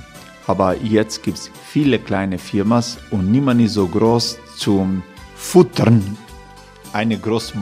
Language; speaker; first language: German; non-native, learner; Croatian